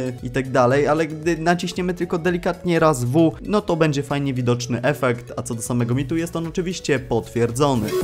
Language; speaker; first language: Polish; native; Polish